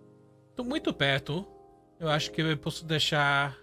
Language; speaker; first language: Portuguese; non-native, fluent; English